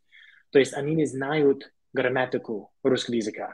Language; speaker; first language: Russian; non-native, learner; English